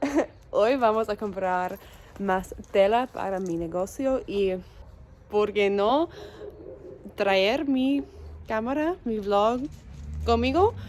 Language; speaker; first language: Spanish; non-native, learner; English